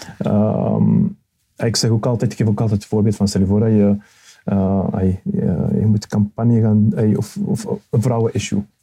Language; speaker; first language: Dutch; early bilingual, other home language; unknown